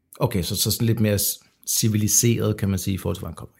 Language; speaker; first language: Danish; native; Danish